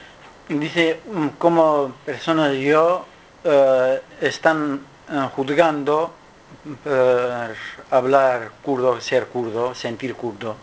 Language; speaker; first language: Spanish; non-native, learner; Kurdish